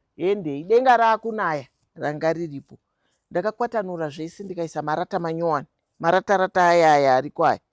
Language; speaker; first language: Shona; native; Shona